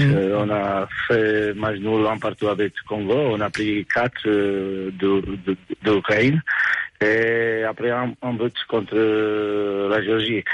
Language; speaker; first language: French; non-native, fluent; Romanian